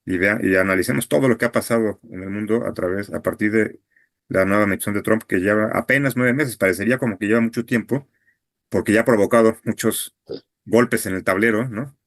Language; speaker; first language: Spanish; native; Spanish